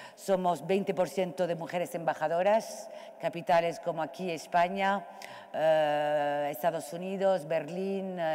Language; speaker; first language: Spanish; non-native, fluent; Arabic